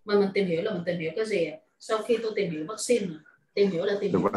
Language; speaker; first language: Vietnamese; native; Vietnamese